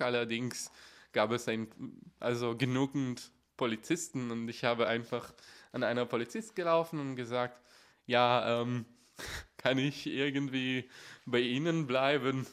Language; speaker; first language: German; non-native, fluent; Hebrew